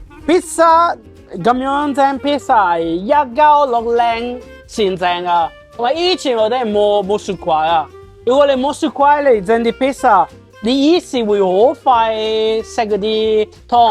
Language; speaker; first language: Cantonese; non-native, learner; Italian